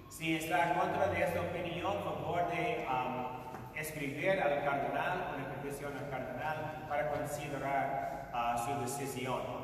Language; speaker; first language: Spanish; non-native, fluent; English